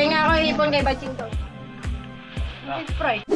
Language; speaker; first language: Filipino; native; Filipino